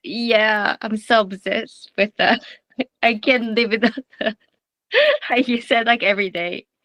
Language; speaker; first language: English; non-native, learner; Japanese